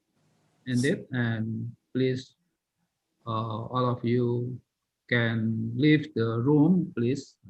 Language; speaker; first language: English; non-native, learner; Indonesian